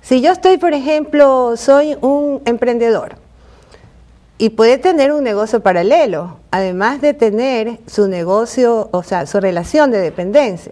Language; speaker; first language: Spanish; native; Spanish